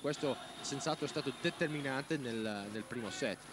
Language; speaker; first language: Italian; native; Italian